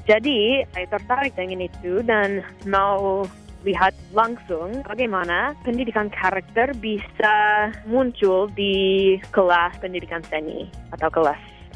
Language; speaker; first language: Indonesian; non-native, fluent; English